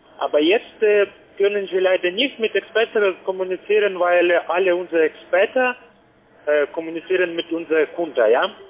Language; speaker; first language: German; non-native, learner; Polish